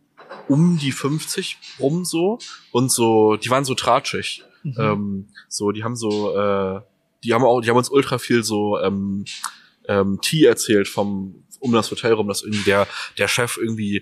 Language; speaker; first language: German; native; German